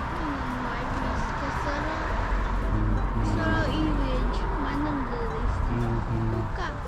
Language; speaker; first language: Italian; early bilingual, other home language; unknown